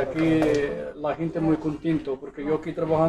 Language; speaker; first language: Spanish; non-native, learner; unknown